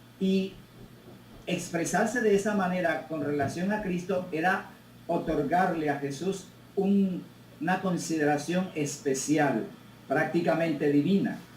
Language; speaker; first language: Spanish; native; Spanish